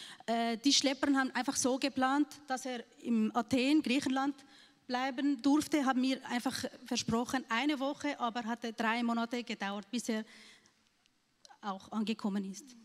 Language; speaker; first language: German; non-native, learner; Arabic